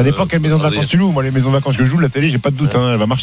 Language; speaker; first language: French; native; French